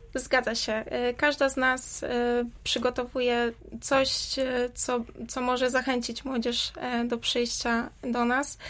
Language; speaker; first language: Polish; native; Polish